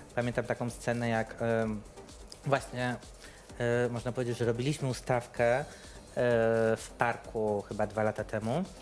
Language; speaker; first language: Polish; native; Polish